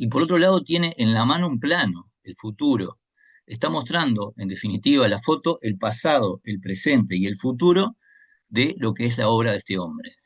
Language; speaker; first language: Spanish; native; Spanish